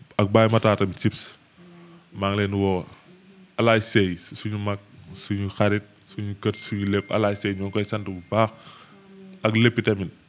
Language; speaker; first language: Wolof; native; Wolof